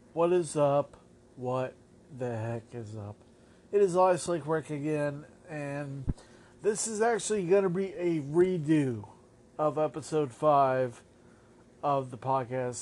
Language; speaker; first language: English; native; English